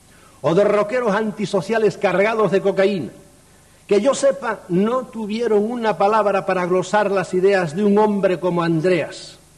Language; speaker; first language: Spanish; native; Spanish